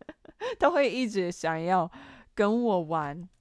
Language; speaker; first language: Chinese; non-native, learner; English